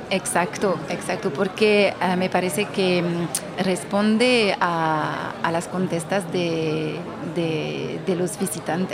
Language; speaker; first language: Spanish; non-native, fluent; French